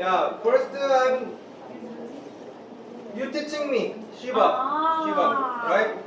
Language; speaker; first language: English; non-native, learner; Korean